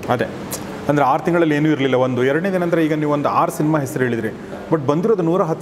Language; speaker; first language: Kannada; native; Kannada